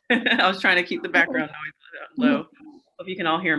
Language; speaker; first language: English; native; English